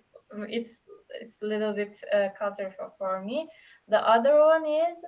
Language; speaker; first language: English; non-native, learner; Turkish